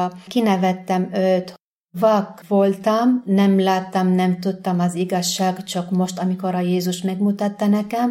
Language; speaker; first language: Hungarian; non-native, learner; Arabic